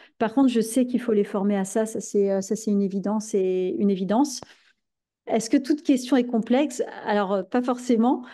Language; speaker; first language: French; native; French